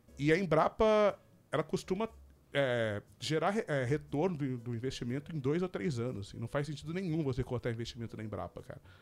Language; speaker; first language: Portuguese; native; Portuguese